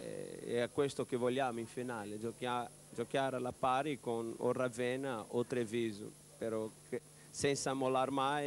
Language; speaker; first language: Italian; non-native, fluent; Portuguese